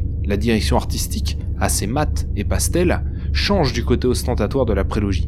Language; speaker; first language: French; native; French